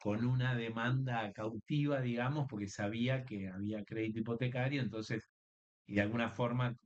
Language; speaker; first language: Spanish; native; Spanish